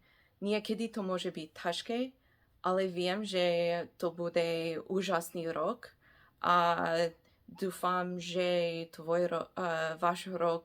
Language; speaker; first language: Slovak; non-native, fluent; English